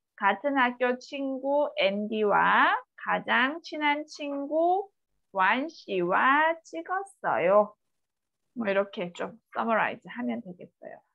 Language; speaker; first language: Korean; native; Korean